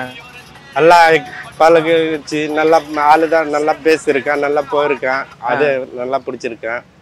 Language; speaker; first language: Tamil; non-native, learner; Hindi